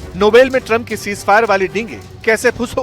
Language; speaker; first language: Hindi; native; Hindi